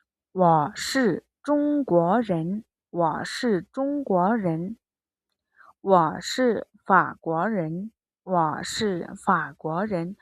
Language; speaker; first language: Chinese; non-native, fluent; Mongolian